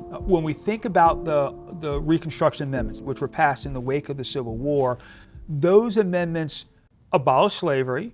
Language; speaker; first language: English; native; English